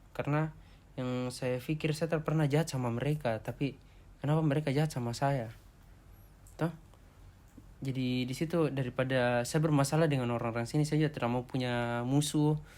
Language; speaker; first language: Indonesian; native; Indonesian